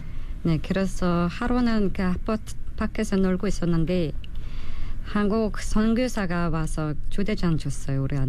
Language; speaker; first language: Korean; non-native, learner; Mongolian